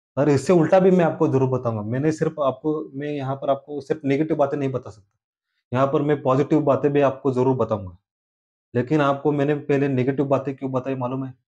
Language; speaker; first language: Hindi; non-native, local second language; Marathi